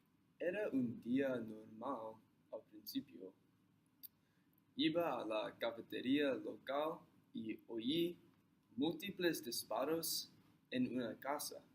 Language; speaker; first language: Spanish; non-native, learner; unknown